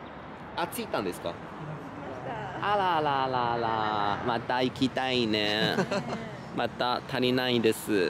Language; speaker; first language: Japanese; non-native, learner; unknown